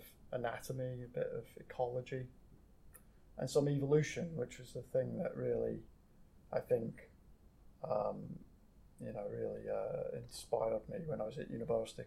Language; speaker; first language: English; native; English